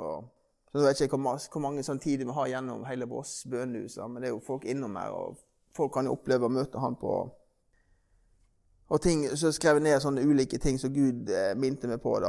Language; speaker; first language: Norwegian; native; Norwegian